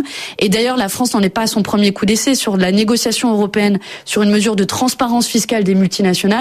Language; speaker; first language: French; native; French